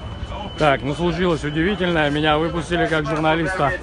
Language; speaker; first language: Russian; native; Russian